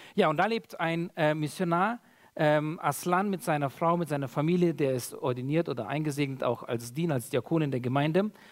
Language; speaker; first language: German; early bilingual, other home language; Russian